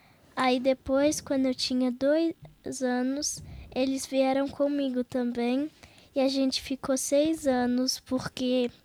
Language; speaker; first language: Portuguese; early bilingual, heritage; Portuguese